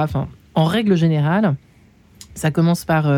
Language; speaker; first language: French; native; French